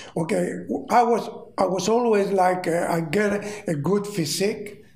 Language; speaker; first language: English; non-native, fluent; Greek